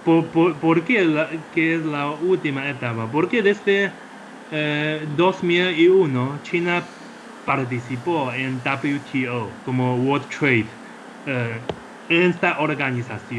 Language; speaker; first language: Spanish; non-native, fluent; Chinese